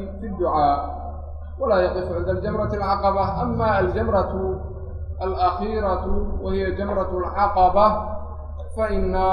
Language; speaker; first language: Arabic; non-native, local second language; Somali